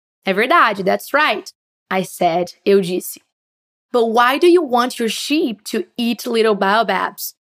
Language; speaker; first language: English; non-native, fluent; Portuguese